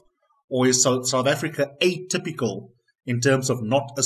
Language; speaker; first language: English; non-native, local second language; Afrikaans